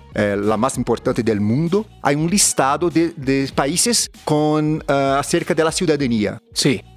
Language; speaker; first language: Spanish; non-native, learner; Portuguese